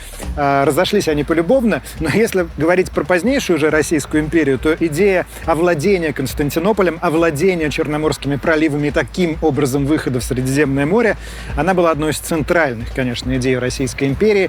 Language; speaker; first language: Russian; native; Russian